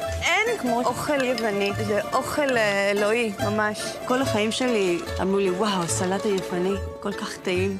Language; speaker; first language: Hebrew; non-native, fluent; Greek